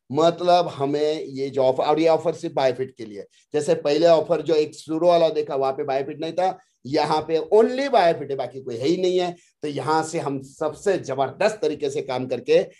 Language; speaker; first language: Hindi; non-native, local second language; Marathi